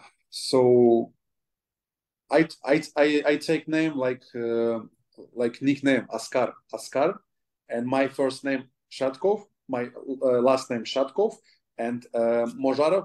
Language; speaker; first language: English; non-native, learner; Russian